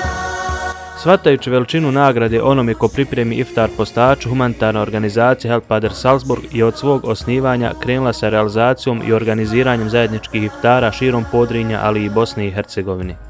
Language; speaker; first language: Bosnian; native; Bosnian